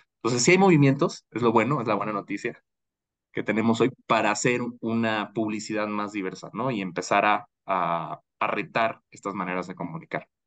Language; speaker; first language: Spanish; native; Spanish